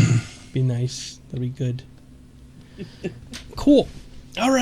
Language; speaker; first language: English; native; English